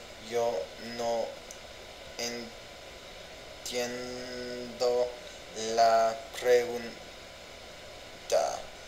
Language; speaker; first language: Spanish; non-native, learner; English